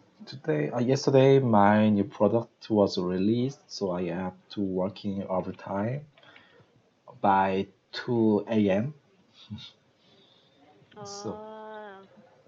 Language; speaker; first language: English; non-native, learner; Korean